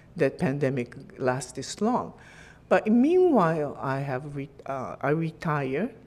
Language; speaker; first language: English; non-native, fluent; Japanese